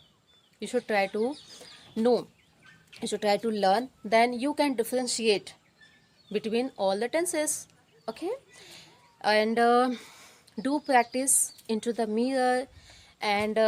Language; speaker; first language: English; non-native, learner; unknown